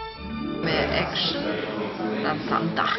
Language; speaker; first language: German; non-native, fluent; Chinese